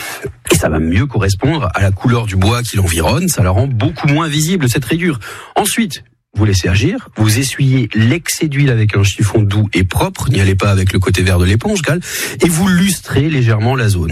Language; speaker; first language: French; native; French